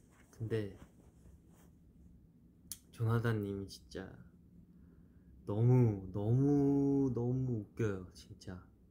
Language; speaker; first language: Korean; early bilingual, heritage; Korean